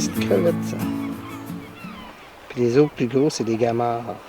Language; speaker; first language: French; native; French